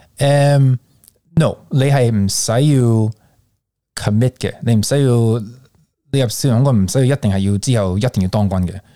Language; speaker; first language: Cantonese; early bilingual, heritage; Cantonese